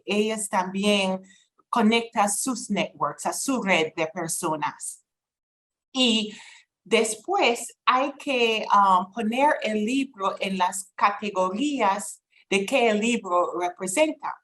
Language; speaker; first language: Spanish; non-native, fluent; English